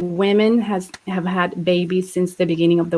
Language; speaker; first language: English; native; English